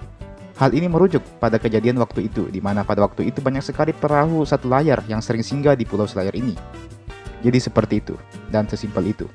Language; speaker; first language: Indonesian; native; Indonesian